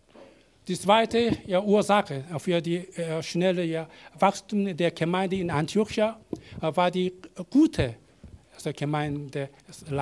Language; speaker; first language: German; non-native, learner; Korean